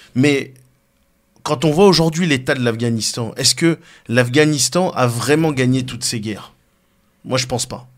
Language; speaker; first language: French; native; French